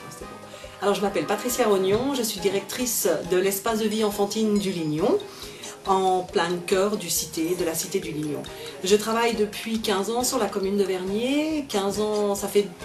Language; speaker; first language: French; native; French